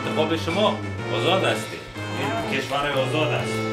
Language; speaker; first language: Persian; non-native, learner; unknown